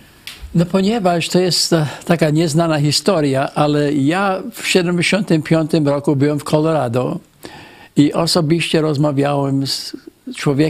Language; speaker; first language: Polish; early bilingual, heritage; Polish